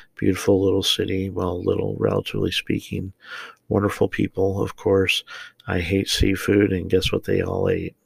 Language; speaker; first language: English; native; English